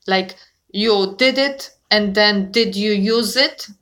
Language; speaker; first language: English; non-native, fluent; Polish